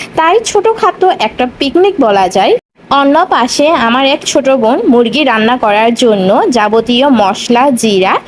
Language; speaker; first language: Bangla; non-native, local second language; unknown